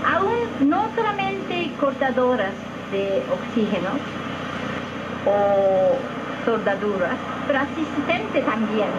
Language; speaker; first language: Spanish; non-native, fluent; Japanese